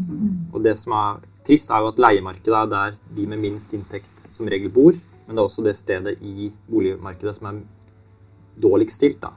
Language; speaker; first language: Norwegian; native; Norwegian